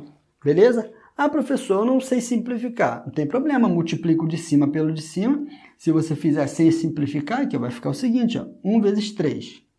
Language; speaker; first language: Portuguese; native; Portuguese